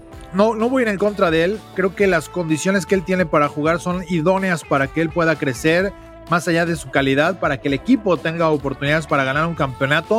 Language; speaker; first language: Spanish; native; Spanish